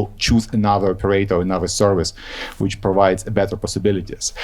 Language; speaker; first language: English; non-native, fluent; Ukrainian